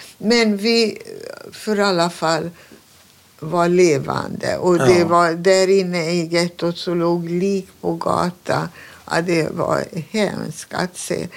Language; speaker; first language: Swedish; non-native, fluent; Hungarian